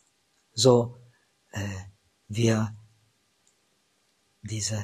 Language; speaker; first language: German; non-native, fluent; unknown